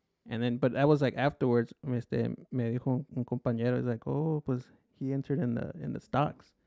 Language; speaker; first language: English; early bilingual, other home language; Spanish